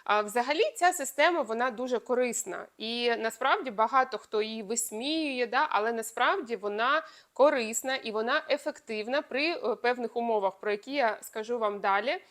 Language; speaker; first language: Ukrainian; non-native, local second language; Russian